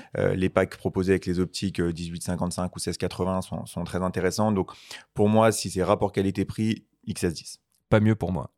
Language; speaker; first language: French; native; French